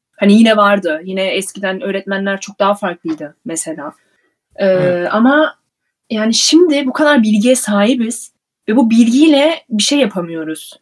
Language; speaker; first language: Turkish; early bilingual, heritage; Turkish